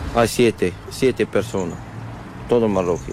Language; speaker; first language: Spanish; non-native, learner; Arabic